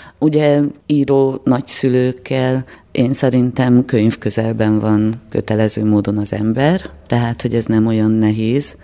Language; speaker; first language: Hungarian; native; Hungarian